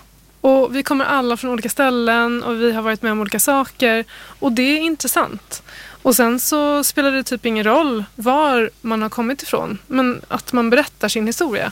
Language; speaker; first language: Swedish; native; Swedish